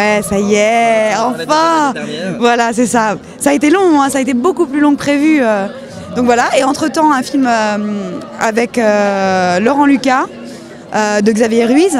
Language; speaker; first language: French; native; French